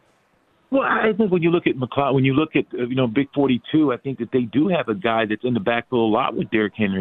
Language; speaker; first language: English; native; English